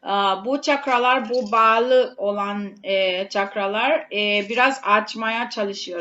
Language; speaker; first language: Turkish; non-native, learner; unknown